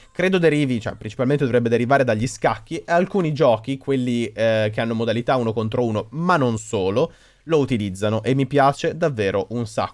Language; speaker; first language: Italian; native; Italian